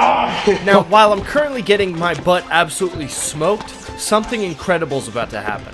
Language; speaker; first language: English; native; English